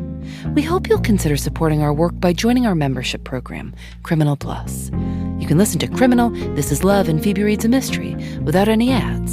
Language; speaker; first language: English; native; English